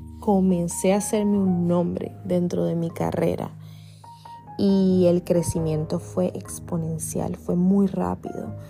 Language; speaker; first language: Spanish; native; Spanish